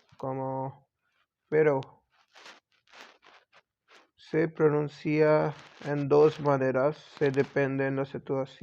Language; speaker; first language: Spanish; non-native, learner; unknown